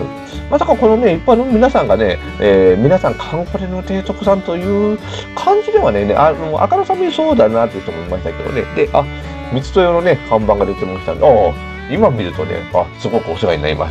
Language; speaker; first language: Japanese; native; Japanese